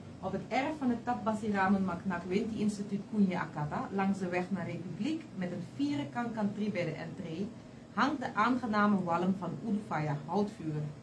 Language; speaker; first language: Dutch; native; Dutch